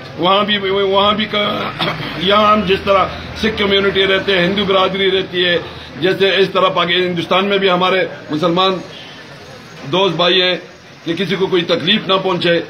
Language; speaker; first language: Urdu; non-native, local second language; Pashto